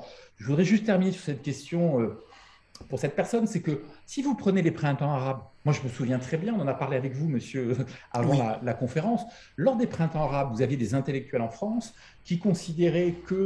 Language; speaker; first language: French; native; French